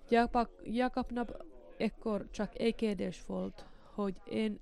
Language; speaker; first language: Hungarian; non-native, learner; Finnish